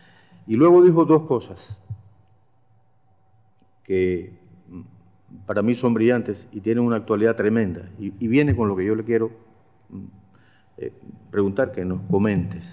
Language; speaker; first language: Spanish; native; Spanish